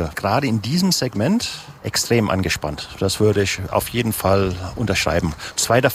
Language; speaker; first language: German; native; German